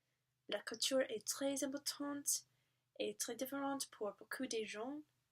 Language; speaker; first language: French; non-native, learner; English